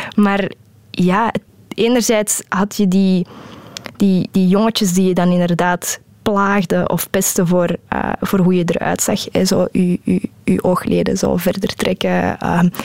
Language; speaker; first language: Dutch; native; Dutch